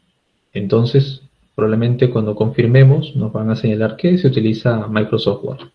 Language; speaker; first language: Spanish; native; Spanish